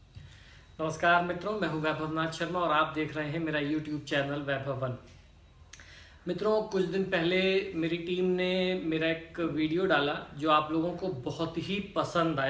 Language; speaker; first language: Hindi; native; Hindi